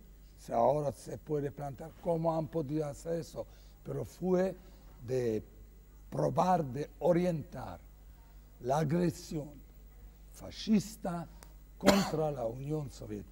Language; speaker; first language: Spanish; non-native, fluent; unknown